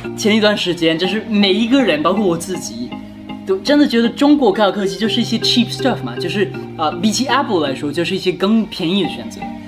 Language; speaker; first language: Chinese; non-native, fluent; Russian